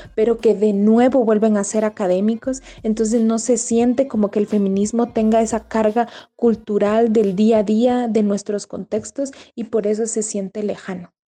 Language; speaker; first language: Spanish; native; Spanish